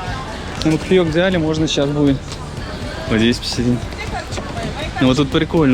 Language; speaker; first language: Russian; native; Russian